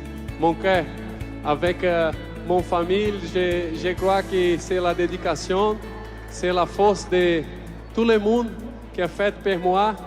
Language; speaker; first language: French; non-native, learner; Portuguese